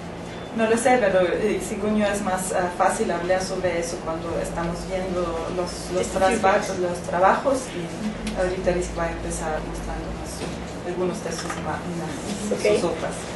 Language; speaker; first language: Spanish; non-native, fluent; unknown